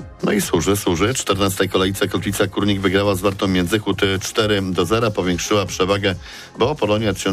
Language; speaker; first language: Polish; native; Polish